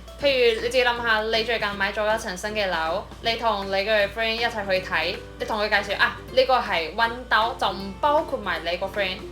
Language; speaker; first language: Cantonese; non-native, fluent; Min Nan Chinese